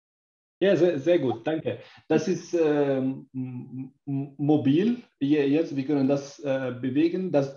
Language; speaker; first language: German; non-native, learner; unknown